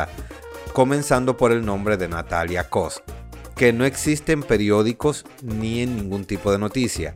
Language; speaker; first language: Spanish; native; Spanish